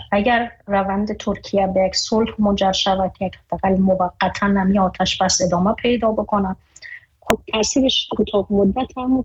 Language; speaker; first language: Persian; native; Persian